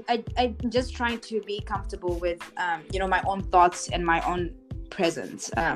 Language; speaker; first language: English; non-native, local second language; Shona